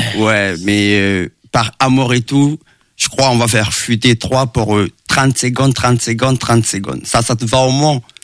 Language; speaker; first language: French; early bilingual, other home language; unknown